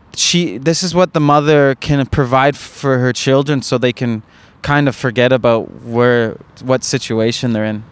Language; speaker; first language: English; native; English